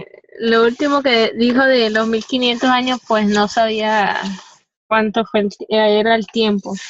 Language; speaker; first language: Spanish; native; Spanish